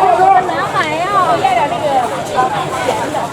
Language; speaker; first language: Chinese; native; Chinese